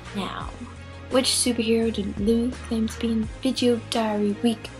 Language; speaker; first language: English; non-native, local second language; Filipino